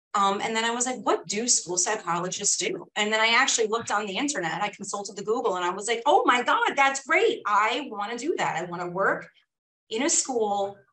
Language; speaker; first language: English; native; English